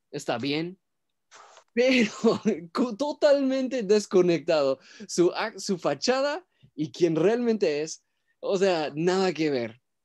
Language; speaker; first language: Spanish; native; Spanish